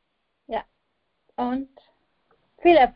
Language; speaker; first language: German; non-native, learner; Persian